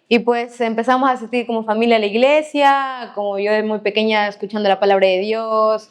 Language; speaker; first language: Spanish; native; Spanish